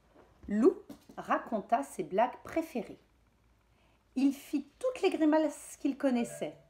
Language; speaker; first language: French; native; French